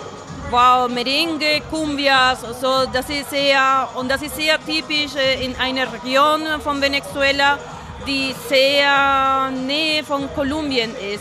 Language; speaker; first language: German; non-native, fluent; Spanish